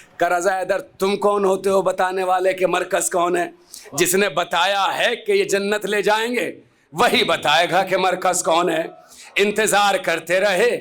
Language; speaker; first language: Urdu; native; Urdu